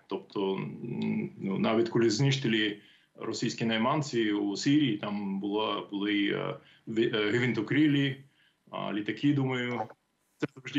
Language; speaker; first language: Ukrainian; non-native, fluent; English